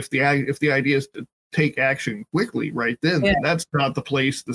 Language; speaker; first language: English; native; English